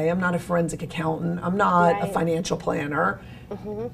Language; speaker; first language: English; native; English